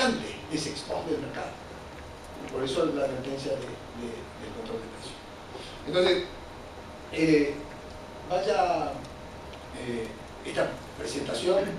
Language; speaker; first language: Spanish; native; Spanish